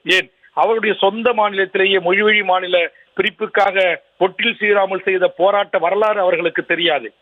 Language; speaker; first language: Tamil; native; Tamil